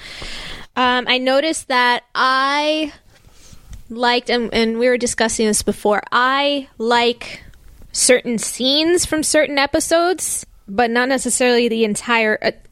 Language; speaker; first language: English; native; English